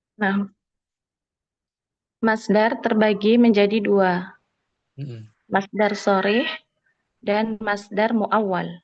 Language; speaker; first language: Indonesian; native; Indonesian